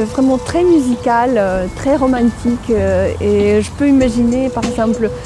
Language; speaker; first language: French; non-native, fluent; Russian